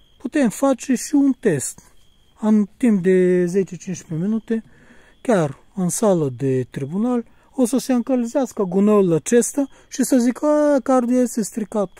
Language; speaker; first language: Romanian; non-native, fluent; Bulgarian